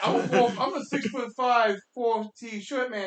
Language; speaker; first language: English; native; English